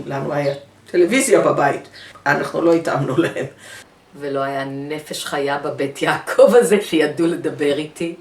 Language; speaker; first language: Hebrew; early bilingual, other home language; English